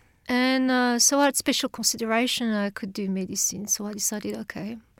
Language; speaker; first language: English; non-native, fluent; French